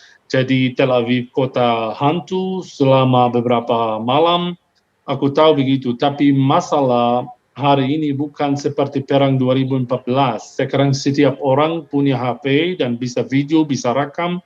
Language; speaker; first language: Indonesian; non-native, fluent; Hebrew